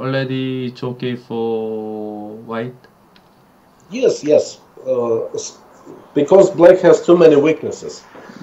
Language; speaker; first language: English; non-native, fluent; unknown